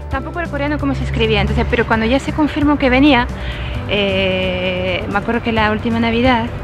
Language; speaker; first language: Spanish; non-native, fluent; French